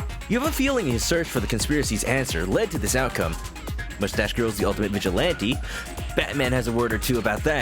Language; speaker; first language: English; native; English